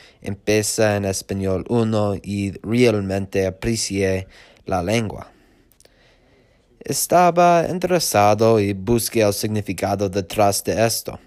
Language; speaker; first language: Spanish; non-native, learner; English